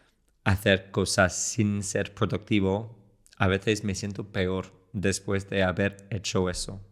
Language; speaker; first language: Spanish; non-native, fluent; English